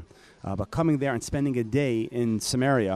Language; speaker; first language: English; native; English